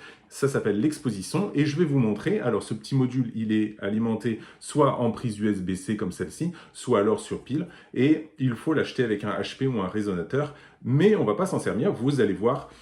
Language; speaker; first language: French; native; French